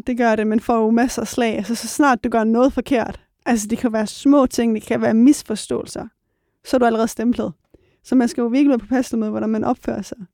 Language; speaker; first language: Danish; early bilingual, other home language; Persian